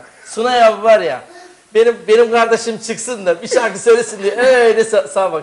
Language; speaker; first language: Turkish; native; Turkish